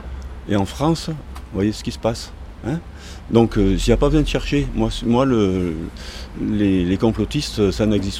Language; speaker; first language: French; native; French